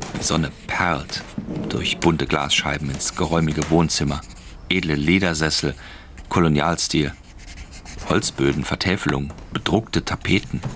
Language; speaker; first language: German; native; German